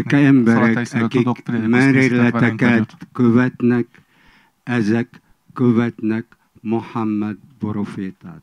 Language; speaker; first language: Hungarian; non-native, fluent; Arabic